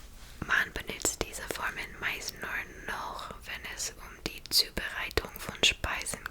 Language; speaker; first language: German; non-native, learner; English